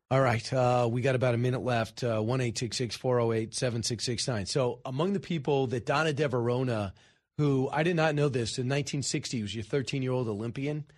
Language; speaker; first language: English; native; English